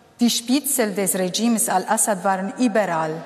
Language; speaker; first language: German; non-native, fluent; Kurdish